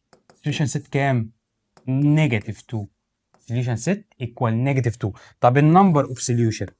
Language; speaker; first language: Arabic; native; Arabic